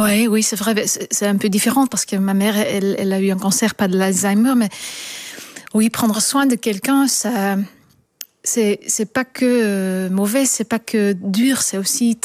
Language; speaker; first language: French; non-native, fluent; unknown